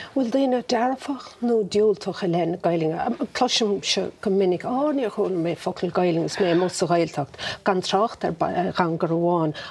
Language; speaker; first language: Irish; non-native, local second language; English